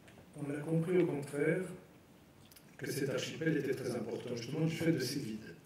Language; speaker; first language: French; native; French